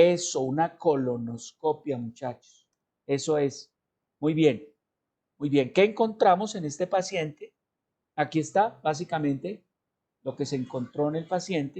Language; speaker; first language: Spanish; native; Spanish